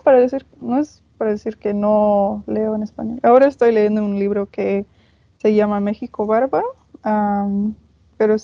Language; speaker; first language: Spanish; non-native, fluent; English